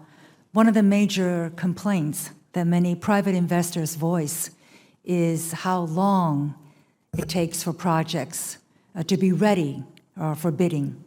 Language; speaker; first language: English; early bilingual, other home language; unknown